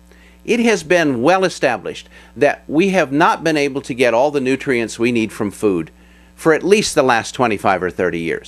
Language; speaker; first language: English; native; English